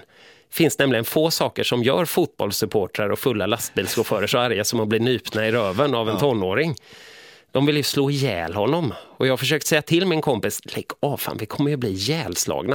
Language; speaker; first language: Swedish; native; Swedish